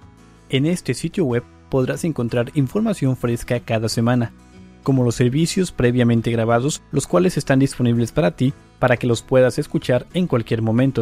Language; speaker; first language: Spanish; native; Spanish